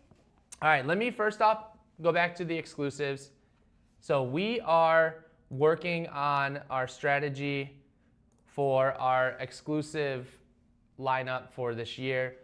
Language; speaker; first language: English; native; English